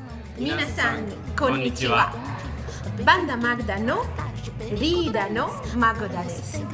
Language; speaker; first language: Japanese; non-native, fluent; Greek